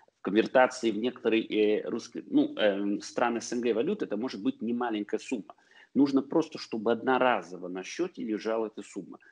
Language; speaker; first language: Russian; early bilingual, heritage; Russian